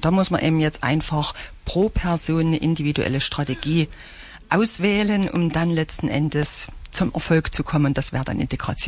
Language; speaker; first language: German; native; German